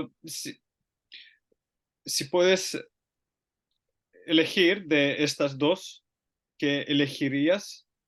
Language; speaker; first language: Spanish; non-native, learner; Finnish